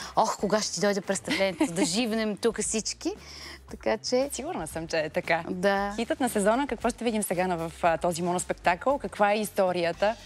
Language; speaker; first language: Bulgarian; native; Bulgarian